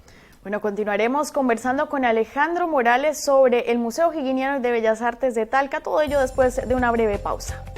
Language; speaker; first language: Spanish; native; Spanish